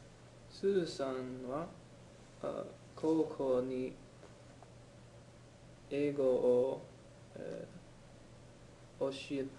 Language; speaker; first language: Japanese; non-native, learner; English